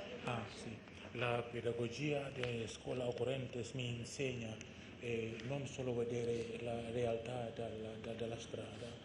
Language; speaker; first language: Italian; non-native, fluent; Indonesian